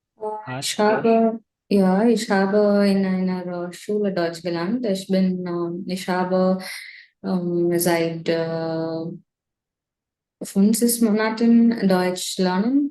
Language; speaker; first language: German; non-native, learner; Tamil